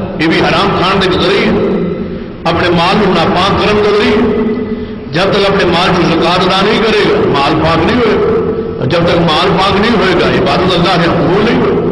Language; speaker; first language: Urdu; non-native, local second language; Punjabi